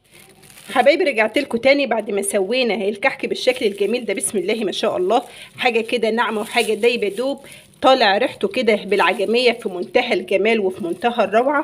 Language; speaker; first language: Arabic; native; Arabic